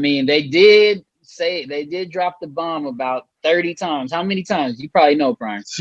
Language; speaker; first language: English; native; English